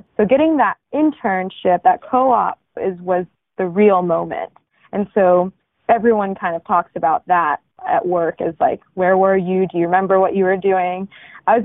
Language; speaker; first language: English; early bilingual, other home language; Bangla